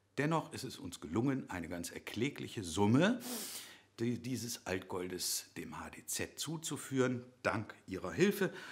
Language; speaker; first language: German; native; German